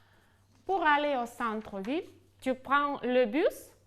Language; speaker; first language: French; non-native, fluent; Ukrainian